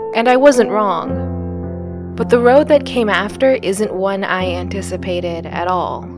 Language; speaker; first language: English; early bilingual, other home language; Filipino